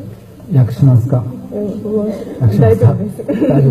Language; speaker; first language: Japanese; native; Japanese